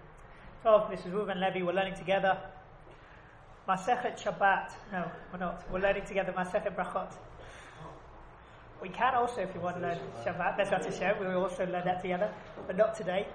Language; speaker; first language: English; native; English